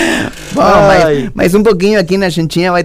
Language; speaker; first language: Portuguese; non-native, learner; Spanish